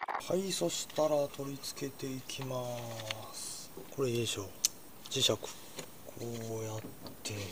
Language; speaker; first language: Japanese; native; Japanese